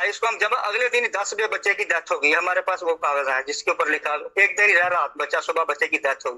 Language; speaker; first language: Hindi; non-native, local second language; Punjabi